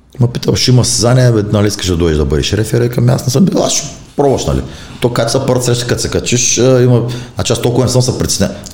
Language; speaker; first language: Bulgarian; native; Bulgarian